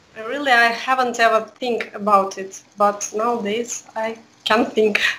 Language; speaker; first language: English; non-native, learner; Russian